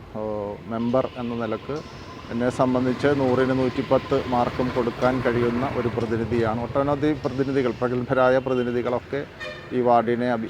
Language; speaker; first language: Malayalam; native; Malayalam